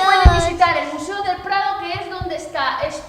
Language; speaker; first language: Spanish; native; Spanish